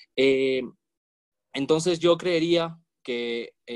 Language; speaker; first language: Spanish; native; Spanish